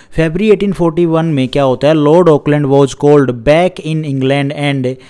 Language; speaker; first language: Hindi; native; Hindi